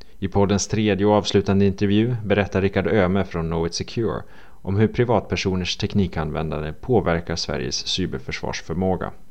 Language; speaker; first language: Swedish; native; Swedish